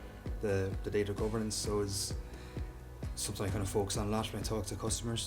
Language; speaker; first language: English; native; English